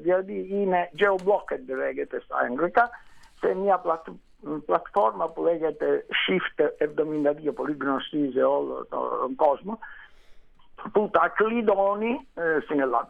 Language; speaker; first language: Greek; non-native, learner; Italian